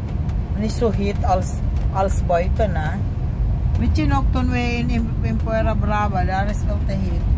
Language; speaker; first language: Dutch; non-native, learner; Cebuano